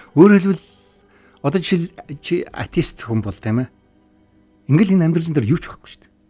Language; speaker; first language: Mongolian; native; Mongolian